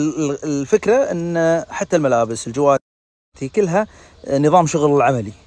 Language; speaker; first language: Arabic; native; Arabic